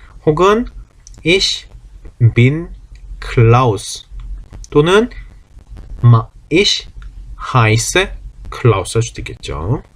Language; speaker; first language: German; non-native, fluent; Korean